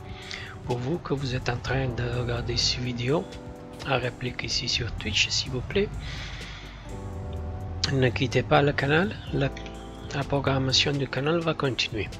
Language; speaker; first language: French; non-native, fluent; Italian